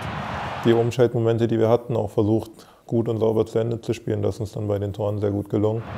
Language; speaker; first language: German; native; German